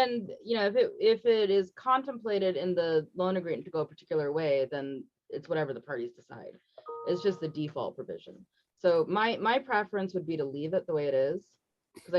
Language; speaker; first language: English; native; English